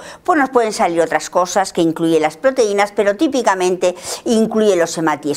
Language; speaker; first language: Spanish; native; Spanish